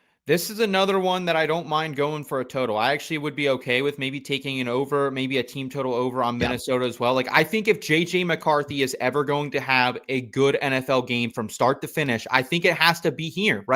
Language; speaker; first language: English; native; English